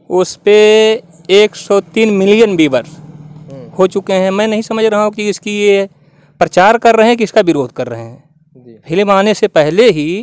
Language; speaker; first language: Hindi; native; Hindi